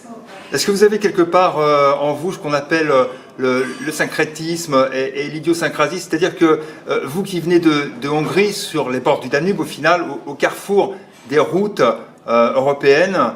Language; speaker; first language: French; native; French